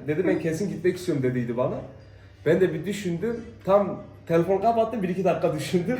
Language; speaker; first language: Turkish; native; Turkish